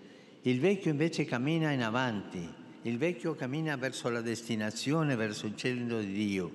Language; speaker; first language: Italian; non-native, fluent; Spanish